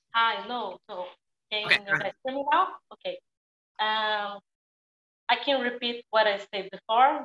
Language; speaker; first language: English; non-native, fluent; Portuguese